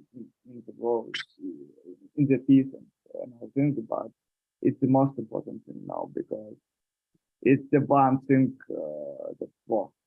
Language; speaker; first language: English; non-native, learner; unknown